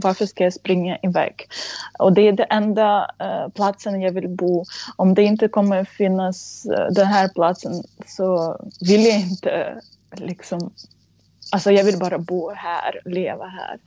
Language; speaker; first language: Swedish; non-native, fluent; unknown